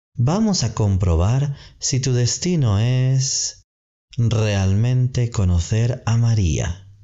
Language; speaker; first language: Spanish; native; Spanish